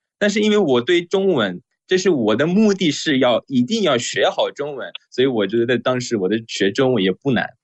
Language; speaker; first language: Chinese; non-native, fluent; Persian